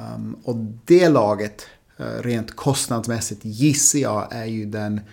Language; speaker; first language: Swedish; non-native, fluent; English